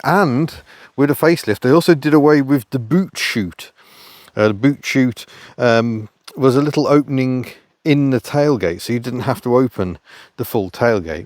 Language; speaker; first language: English; native; English